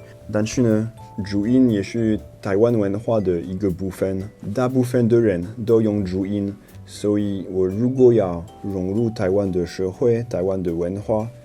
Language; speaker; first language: Chinese; non-native, fluent; French